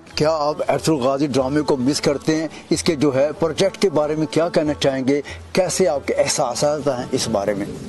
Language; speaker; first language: Urdu; native; Urdu